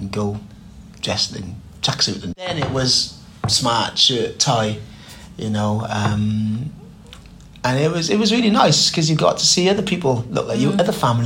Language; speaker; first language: English; native; English